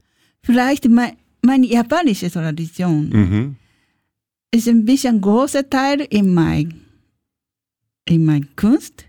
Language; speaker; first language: German; non-native, learner; Japanese